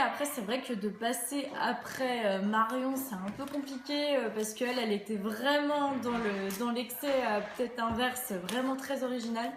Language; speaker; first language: French; native; French